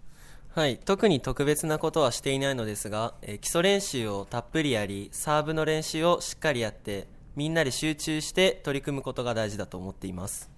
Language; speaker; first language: Japanese; native; Japanese